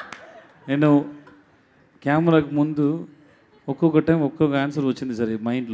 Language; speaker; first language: Telugu; non-native, learner; Tamil